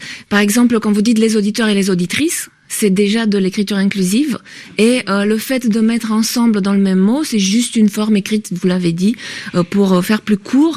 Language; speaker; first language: French; native; French